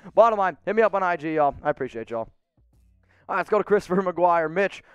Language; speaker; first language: English; native; English